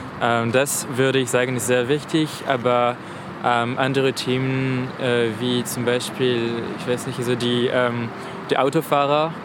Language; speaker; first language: German; non-native, fluent; French